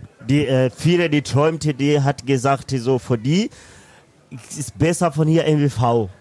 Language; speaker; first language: German; non-native, learner; Swahili